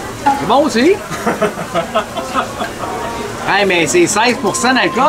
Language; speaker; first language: French; native; French